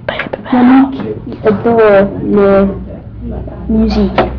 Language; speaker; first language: French; non-native, learner; English